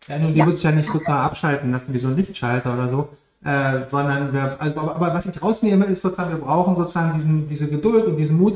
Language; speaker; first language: German; native; German